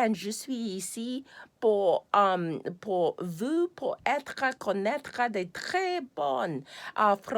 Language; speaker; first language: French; non-native, learner; English